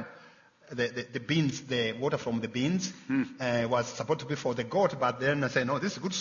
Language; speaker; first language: English; non-native, local second language; Kinyarwanda